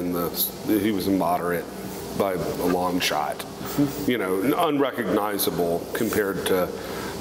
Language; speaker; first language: English; native; English